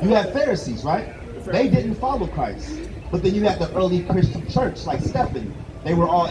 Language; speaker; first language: English; native; English